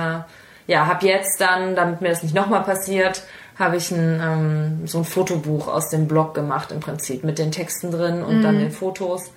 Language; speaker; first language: German; native; German